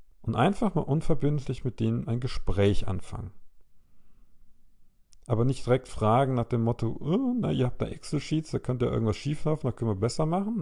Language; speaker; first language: German; native; German